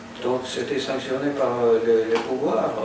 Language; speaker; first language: French; non-native, fluent; Russian